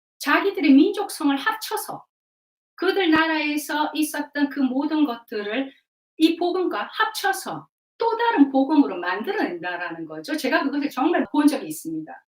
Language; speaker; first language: Korean; native; Korean